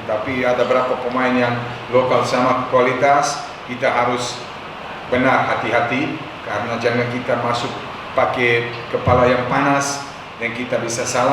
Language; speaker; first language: Indonesian; non-native, fluent; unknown